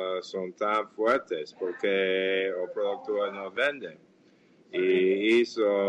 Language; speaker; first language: Portuguese; non-native, fluent; English